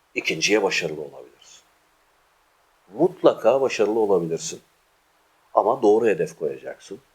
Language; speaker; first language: Turkish; native; Turkish